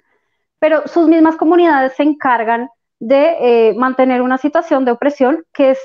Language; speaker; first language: Spanish; native; Spanish